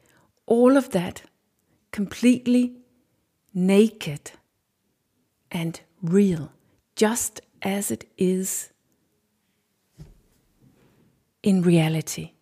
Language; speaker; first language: English; non-native, fluent; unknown